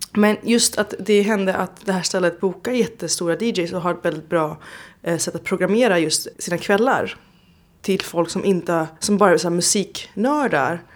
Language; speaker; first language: Swedish; early bilingual, other home language; Persian